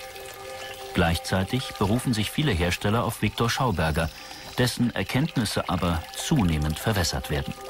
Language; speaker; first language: German; native; German